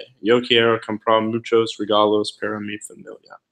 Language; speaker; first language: Spanish; non-native, learner; English